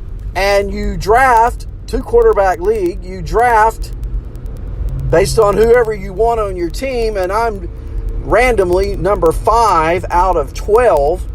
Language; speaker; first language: English; native; English